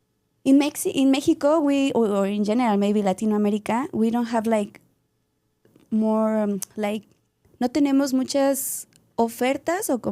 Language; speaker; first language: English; non-native, learner; Spanish